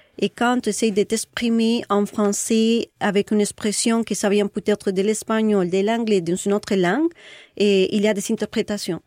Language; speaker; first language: French; non-native, fluent; Spanish